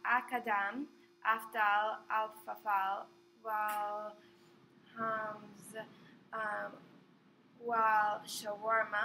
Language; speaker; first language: Arabic; non-native, learner; English